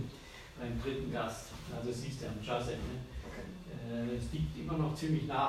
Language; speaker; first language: German; native; German